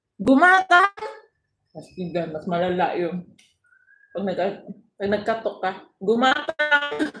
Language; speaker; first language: Filipino; non-native, local second language; Hiligaynon